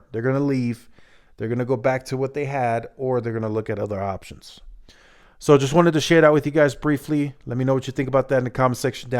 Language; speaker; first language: English; native; English